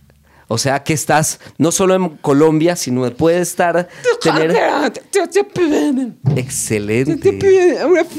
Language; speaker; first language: Spanish; native; Spanish